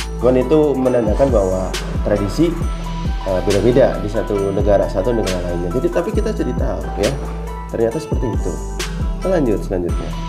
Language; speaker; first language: Indonesian; native; Indonesian